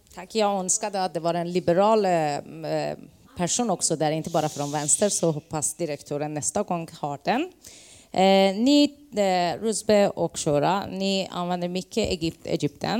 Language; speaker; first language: Swedish; non-native, fluent; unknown